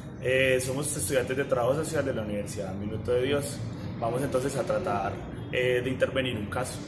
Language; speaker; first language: Spanish; native; Spanish